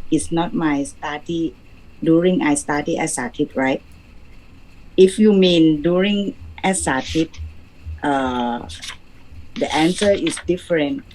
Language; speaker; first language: English; non-native, learner; Thai